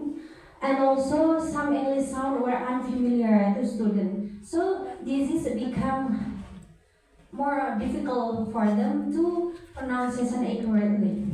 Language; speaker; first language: English; non-native, learner; Indonesian